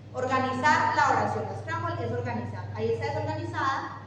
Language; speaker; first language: Spanish; non-native, fluent; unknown